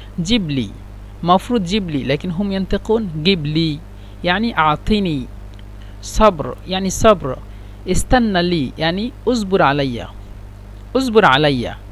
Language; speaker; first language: Egyptian Arabic; non-native, learner; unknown